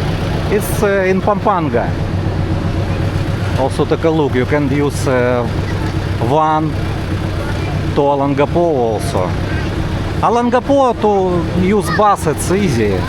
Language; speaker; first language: English; non-native, learner; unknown